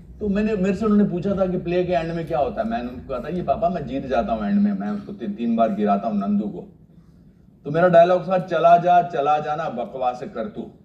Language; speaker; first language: Hindi; native; Hindi